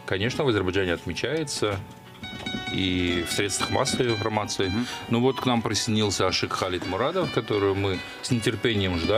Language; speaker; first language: Russian; non-native, local second language; Azerbaijani